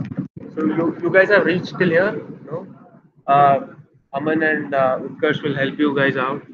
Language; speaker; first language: English; non-native, local second language; Hindi